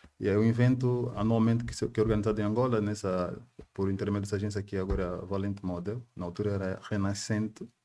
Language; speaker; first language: Portuguese; native; Portuguese